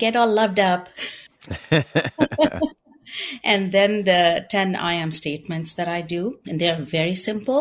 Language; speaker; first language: English; non-native, local second language; Hindi